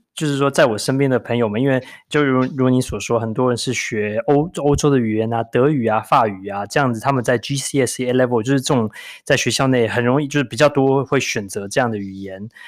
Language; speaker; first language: Chinese; native; Chinese